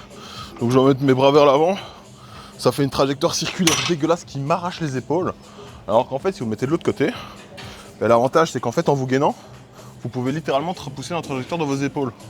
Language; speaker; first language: French; native; French